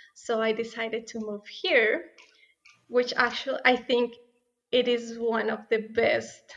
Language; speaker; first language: English; non-native, fluent; Spanish